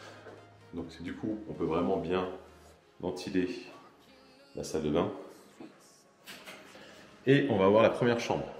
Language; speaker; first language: French; native; French